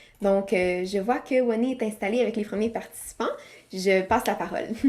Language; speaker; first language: French; native; French